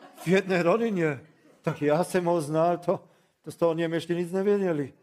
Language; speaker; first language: Czech; non-native, fluent; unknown